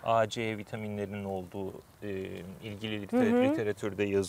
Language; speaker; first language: Turkish; native; Turkish